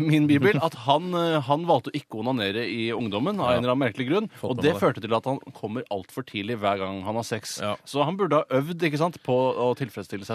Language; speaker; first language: Norwegian; native; Norwegian